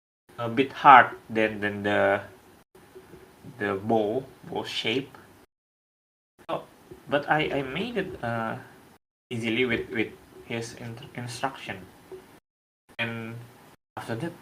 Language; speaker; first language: English; non-native, learner; Indonesian